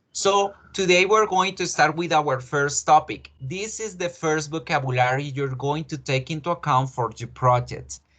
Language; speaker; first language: English; non-native, fluent; Spanish